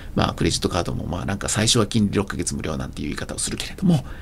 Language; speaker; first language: Japanese; native; Japanese